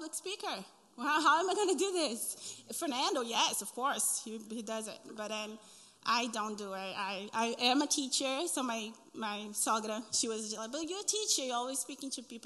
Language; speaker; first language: English; non-native, fluent; Portuguese